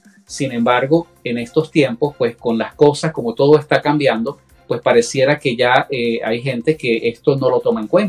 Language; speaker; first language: Spanish; native; Spanish